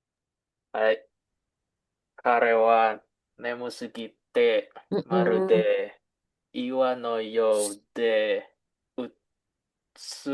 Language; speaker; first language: Japanese; non-native, learner; Indonesian